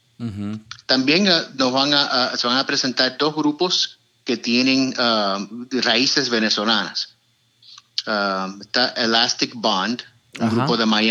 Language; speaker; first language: Spanish; early bilingual, heritage; Spanish